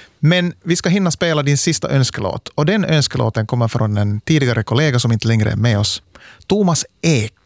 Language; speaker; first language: Swedish; native; Swedish